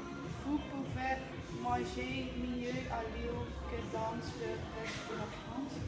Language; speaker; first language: French; non-native, learner; Dutch